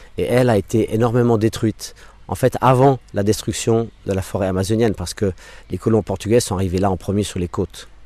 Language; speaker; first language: French; non-native, local second language; English